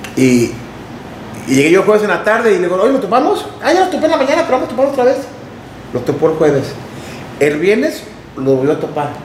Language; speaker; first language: Spanish; early bilingual, heritage; Spanish